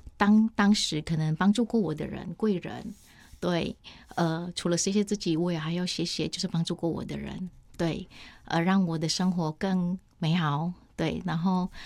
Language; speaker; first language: Chinese; non-native, fluent; Vietnamese